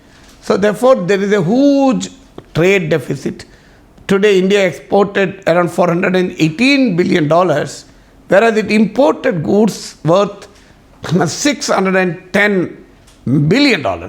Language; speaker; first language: English; non-native, local second language; Telugu